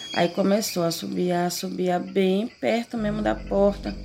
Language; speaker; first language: Portuguese; native; Portuguese